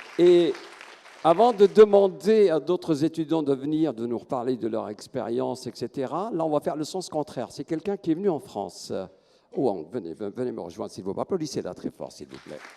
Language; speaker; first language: French; native; French